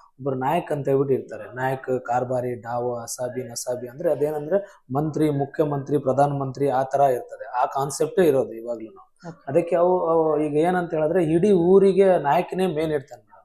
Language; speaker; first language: Kannada; non-native, local second language; Lambadi